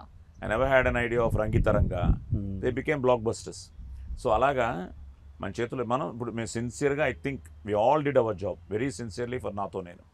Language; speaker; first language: Telugu; native; Telugu